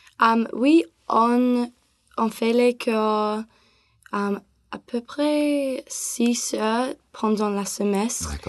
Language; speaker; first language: French; non-native, learner; English